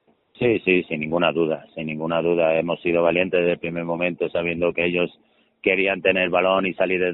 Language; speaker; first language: Spanish; native; Spanish